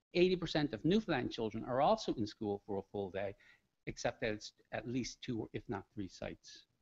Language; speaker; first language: English; native; English